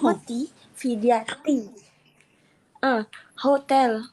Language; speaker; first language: Vietnamese; non-native, learner; Indonesian